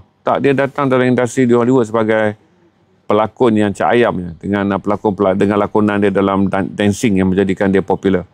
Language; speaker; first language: Malay; native; Malay